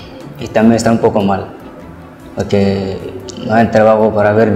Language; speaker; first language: Spanish; non-native, learner; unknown